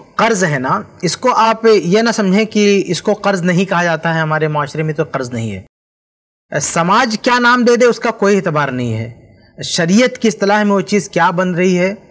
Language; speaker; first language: Hindi; native; Hindi